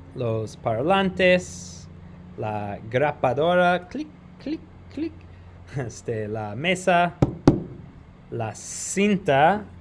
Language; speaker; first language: Spanish; non-native, fluent; English